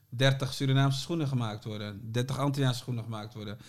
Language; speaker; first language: Dutch; native; Dutch